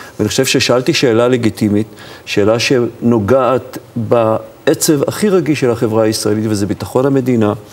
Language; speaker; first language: Hebrew; native; Hebrew